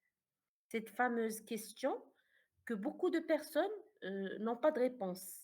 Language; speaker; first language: French; non-native, fluent; Arabic